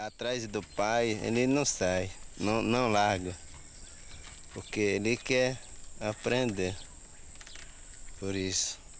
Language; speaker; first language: Portuguese; non-native, local second language; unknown